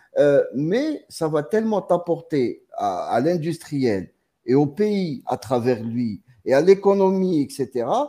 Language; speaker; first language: French; non-native, local second language; Arabic